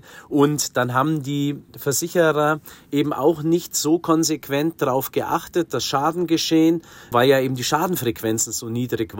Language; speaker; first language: German; native; German